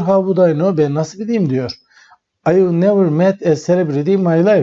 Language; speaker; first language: English; non-native, fluent; Turkish